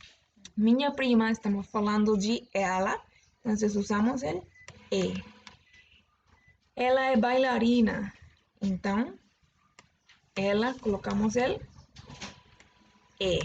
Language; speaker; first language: Portuguese; non-native, learner; Spanish